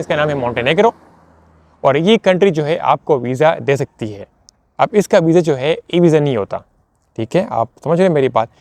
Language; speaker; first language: Urdu; non-native, local second language; Punjabi